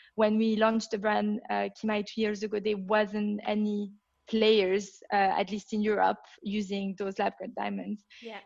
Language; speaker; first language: English; non-native, fluent; French